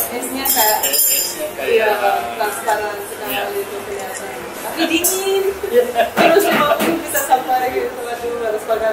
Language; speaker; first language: Indonesian; non-native, fluent; Russian